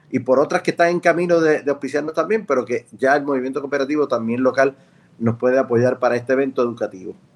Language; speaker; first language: Spanish; native; Spanish